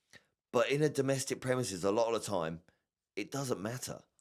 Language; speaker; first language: English; native; English